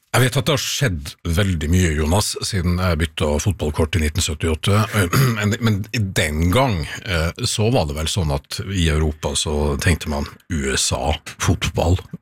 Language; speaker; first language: Norwegian; native; Norwegian